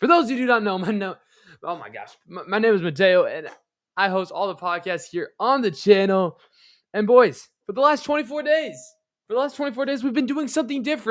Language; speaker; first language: English; native; English